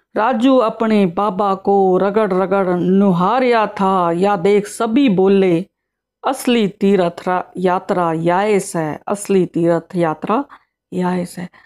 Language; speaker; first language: Hindi; native; Hindi